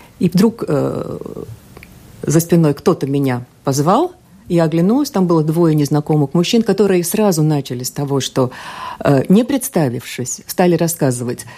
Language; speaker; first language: Russian; non-native, local second language; Latvian